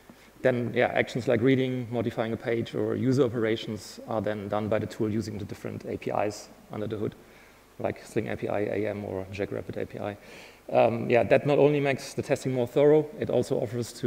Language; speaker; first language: English; non-native, fluent; German